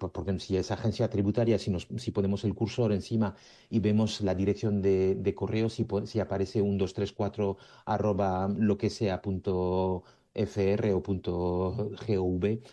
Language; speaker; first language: Spanish; native; Spanish